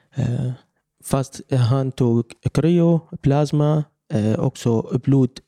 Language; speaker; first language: Swedish; non-native, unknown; Arabic